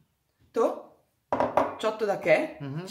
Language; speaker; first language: Japanese; non-native, learner; Italian